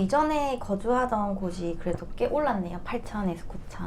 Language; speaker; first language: Korean; native; Korean